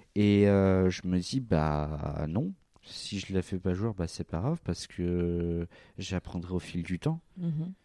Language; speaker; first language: French; native; French